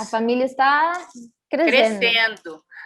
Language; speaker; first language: Portuguese; early bilingual, heritage; Portuguese